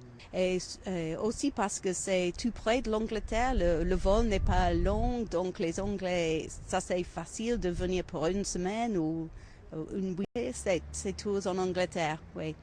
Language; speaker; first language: French; non-native, learner; English